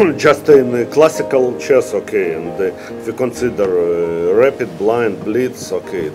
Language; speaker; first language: English; non-native, fluent; Russian